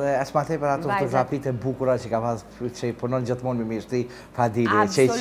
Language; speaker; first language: Albanian; native; Albanian